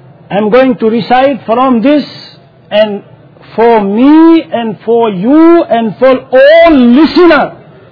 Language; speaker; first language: English; non-native, local second language; Urdu